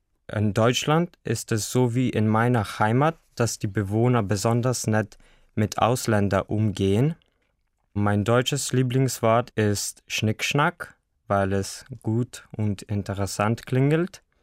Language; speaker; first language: German; non-native, learner; Macedonian